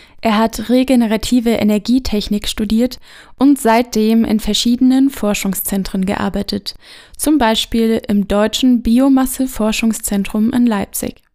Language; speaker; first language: German; native; German